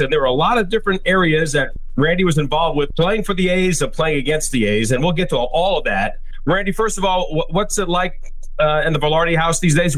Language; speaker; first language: English; native; English